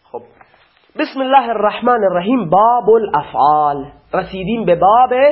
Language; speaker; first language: Persian; non-native, local second language; Baluchi